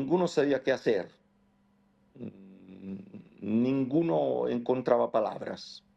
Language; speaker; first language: Spanish; non-native, fluent; Italian